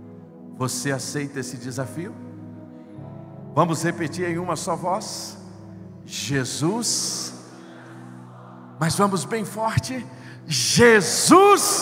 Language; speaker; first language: Portuguese; native; Portuguese